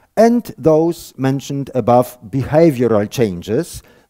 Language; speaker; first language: English; non-native, fluent; Polish